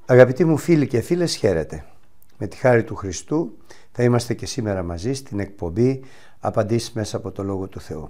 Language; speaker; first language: Greek; native; Greek